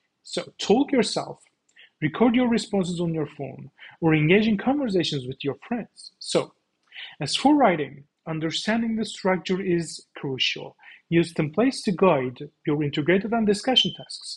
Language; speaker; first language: English; non-native, fluent; Turkish